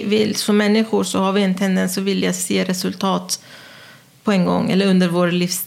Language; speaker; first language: Swedish; non-native, fluent; Persian